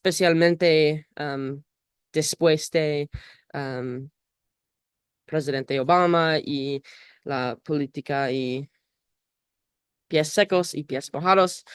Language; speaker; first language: Spanish; non-native, learner; English